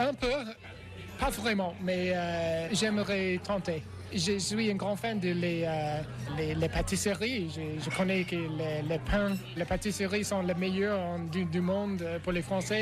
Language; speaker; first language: French; non-native, learner; English